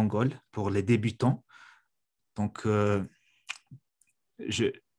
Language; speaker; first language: French; non-native, fluent; Mongolian